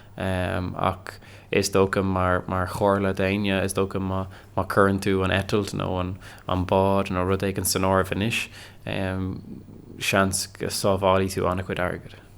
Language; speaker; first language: Irish; non-native, local second language; English